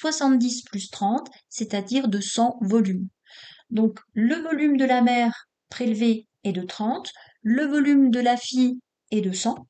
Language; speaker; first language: French; native; French